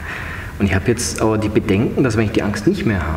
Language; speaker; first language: German; native; German